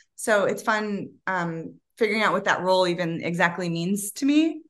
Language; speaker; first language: English; native; English